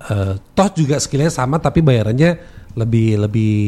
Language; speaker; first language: Indonesian; native; Indonesian